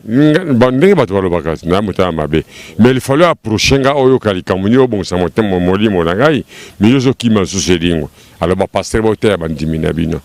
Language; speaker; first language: Lingala; native; Lingala